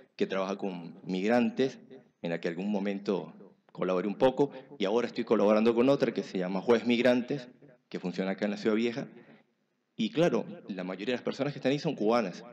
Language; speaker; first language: Spanish; native; Spanish